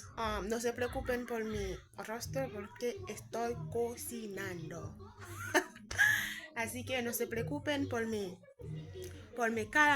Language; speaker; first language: Spanish; non-native, fluent; Haitian Creole